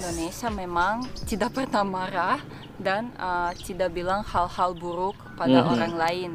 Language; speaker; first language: Indonesian; non-native, fluent; Russian